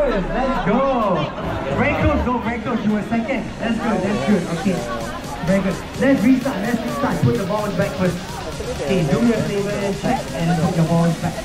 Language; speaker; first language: English; non-native, local second language; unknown